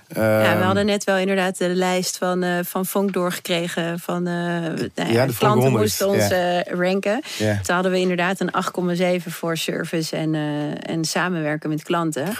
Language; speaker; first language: Dutch; early bilingual, other home language; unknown